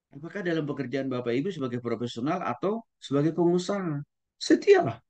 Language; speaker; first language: Indonesian; non-native, local second language; Batak Toba